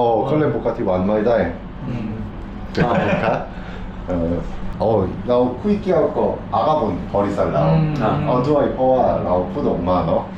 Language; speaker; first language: Thai; non-native, learner; Korean